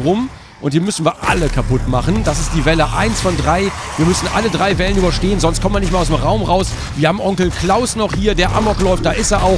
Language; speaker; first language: German; native; German